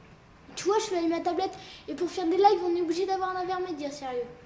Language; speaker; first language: French; native; French